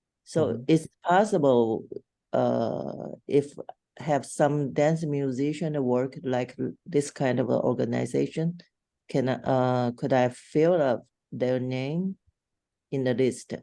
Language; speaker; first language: English; non-native, learner; Chinese